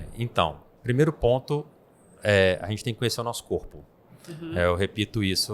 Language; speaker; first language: Portuguese; native; Portuguese